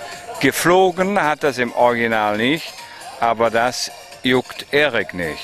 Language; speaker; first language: German; native; German